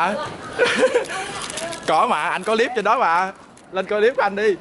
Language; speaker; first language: Vietnamese; native; Vietnamese